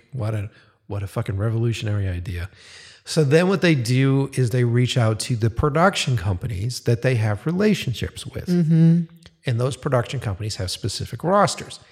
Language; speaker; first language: English; native; English